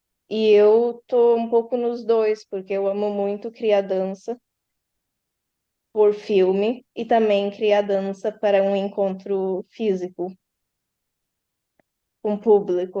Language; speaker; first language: Portuguese; early bilingual, heritage; Portuguese